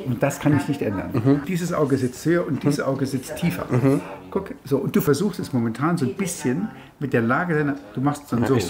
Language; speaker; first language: German; native; German